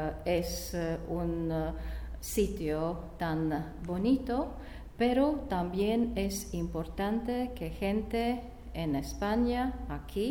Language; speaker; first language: Spanish; non-native, learner; Latvian